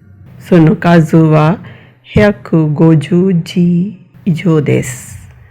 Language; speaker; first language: Japanese; non-native, fluent; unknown